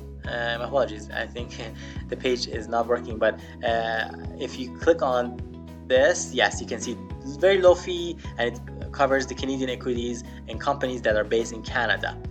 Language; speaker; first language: English; non-native, fluent; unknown